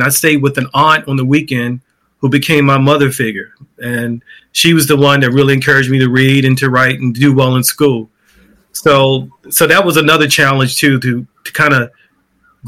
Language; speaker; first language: English; native; English